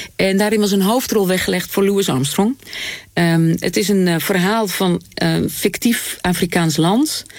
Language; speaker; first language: Dutch; native; Dutch